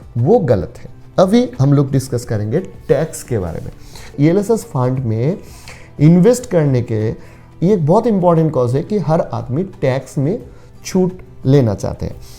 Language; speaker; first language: Hindi; non-native, local second language; Bangla